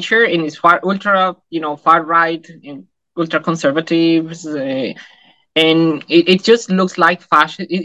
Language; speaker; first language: English; non-native, fluent; Spanish